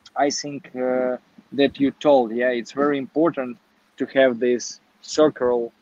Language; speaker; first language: English; non-native, learner; Ukrainian